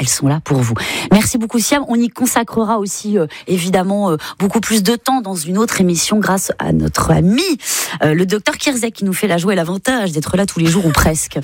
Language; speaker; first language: French; native; French